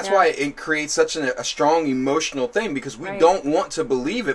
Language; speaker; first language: English; native; English